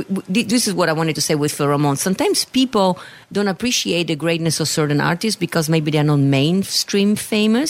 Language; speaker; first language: English; non-native, fluent; Italian